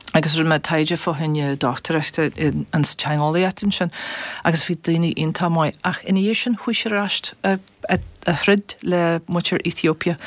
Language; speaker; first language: Irish; non-native, fluent; English